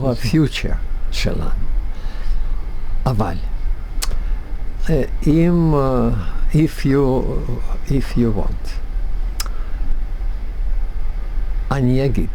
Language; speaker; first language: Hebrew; non-native, learner; Russian